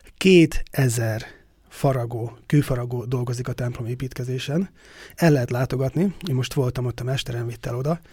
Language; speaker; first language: Hungarian; native; Hungarian